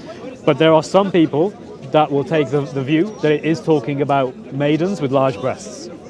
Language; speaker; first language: English; native; English